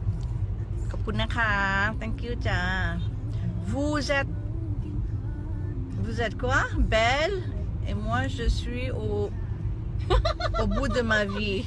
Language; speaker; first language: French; non-native, fluent; Thai